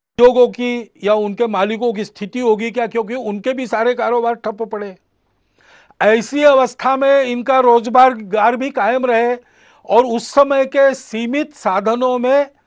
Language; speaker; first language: Hindi; non-native, local second language; Marathi